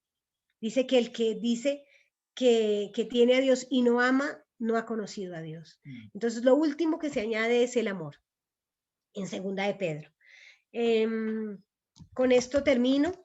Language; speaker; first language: Spanish; native; Spanish